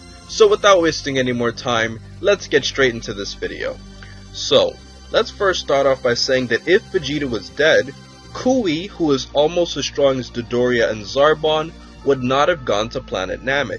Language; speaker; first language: English; native; English